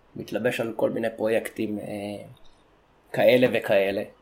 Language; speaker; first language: Hebrew; native; Hebrew